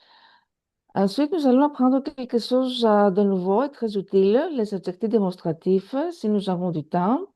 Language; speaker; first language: French; non-native, fluent; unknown